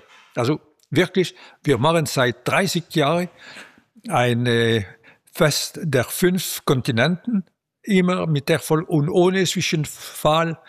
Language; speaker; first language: German; non-native, local second language; French